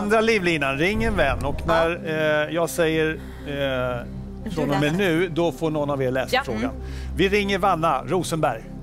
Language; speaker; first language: Swedish; native; Swedish